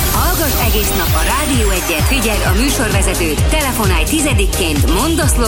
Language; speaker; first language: Hungarian; native; Hungarian